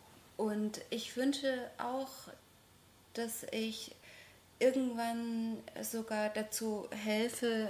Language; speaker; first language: German; non-native, fluent; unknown